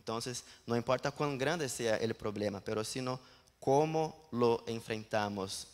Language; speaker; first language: Spanish; non-native, learner; Portuguese